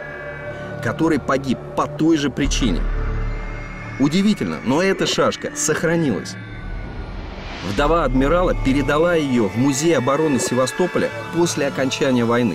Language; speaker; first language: Russian; native; Russian